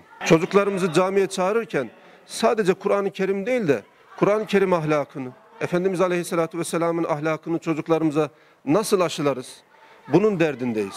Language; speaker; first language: Turkish; native; Turkish